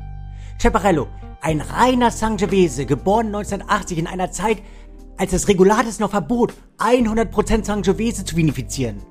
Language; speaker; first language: German; native; German